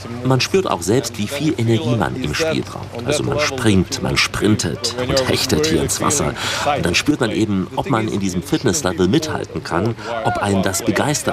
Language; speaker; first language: German; native; German